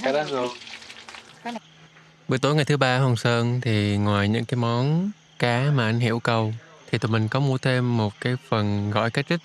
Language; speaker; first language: Vietnamese; native; Vietnamese